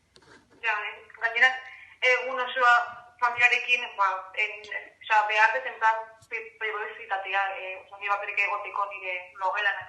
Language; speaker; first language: Basque; non-native, local second language; Spanish